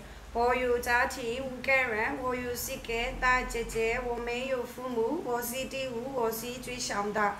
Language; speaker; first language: Chinese; non-native, learner; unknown